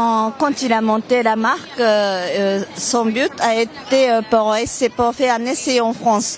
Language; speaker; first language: French; non-native, fluent; Japanese